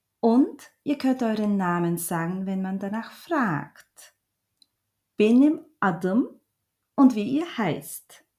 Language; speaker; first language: German; early bilingual, other home language; Turkish